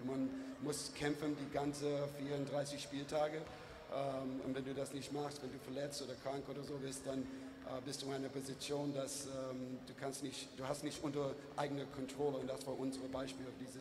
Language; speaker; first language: German; non-native, fluent; English